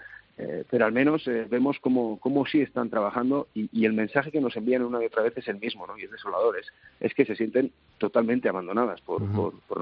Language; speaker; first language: Spanish; native; Spanish